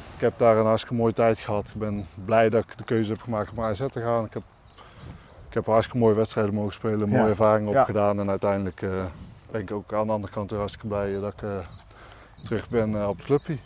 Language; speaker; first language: Dutch; native; Dutch